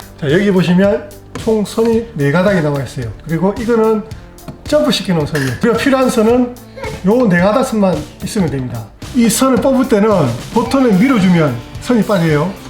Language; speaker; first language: Korean; native; Korean